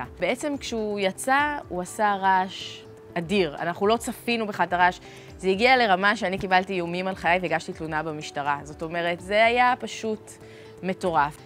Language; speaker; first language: Hebrew; native; Hebrew